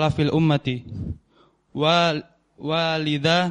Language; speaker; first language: Arabic; non-native, learner; Indonesian